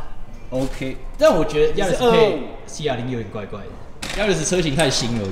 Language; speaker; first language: Chinese; native; Chinese